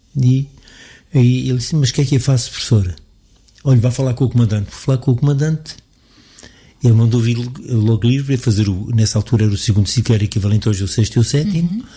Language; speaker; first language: Portuguese; native; Portuguese